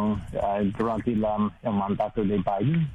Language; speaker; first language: Spanish; non-native, learner; English